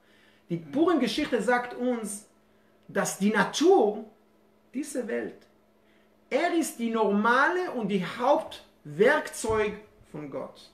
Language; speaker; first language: German; non-native, fluent; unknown